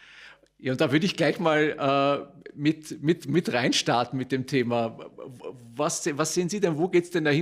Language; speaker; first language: German; native; German